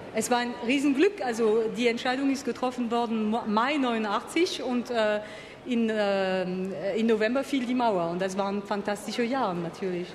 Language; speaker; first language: German; non-native, local second language; French